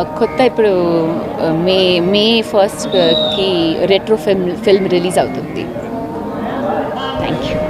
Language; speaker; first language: Telugu; non-native, learner; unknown